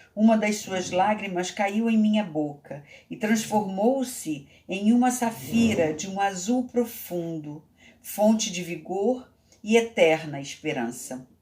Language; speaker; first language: Portuguese; native; Portuguese